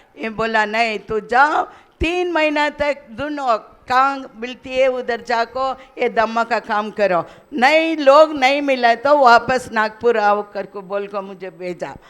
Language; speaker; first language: Hindi; non-native, local second language; Kannada